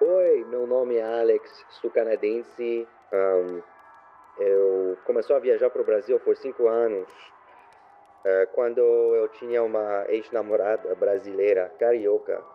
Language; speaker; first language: Portuguese; non-native, learner; French